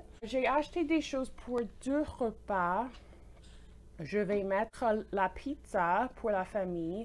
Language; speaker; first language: French; non-native, fluent; English